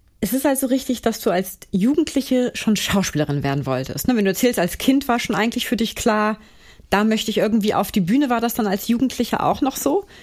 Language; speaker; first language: German; native; German